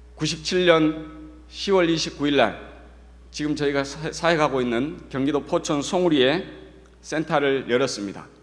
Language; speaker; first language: Korean; native; Korean